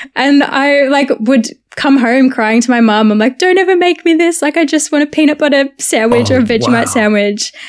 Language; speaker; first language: English; native; English